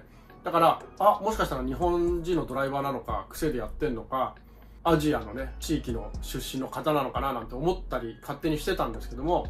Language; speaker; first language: Japanese; native; Japanese